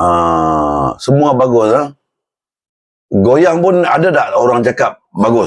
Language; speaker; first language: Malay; non-native, local second language; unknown